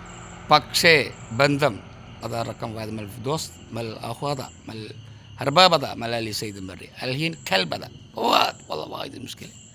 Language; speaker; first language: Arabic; non-native, learner; Malayalam